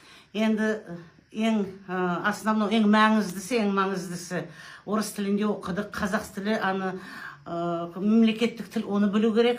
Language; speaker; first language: Kazakh; non-native, local second language; Russian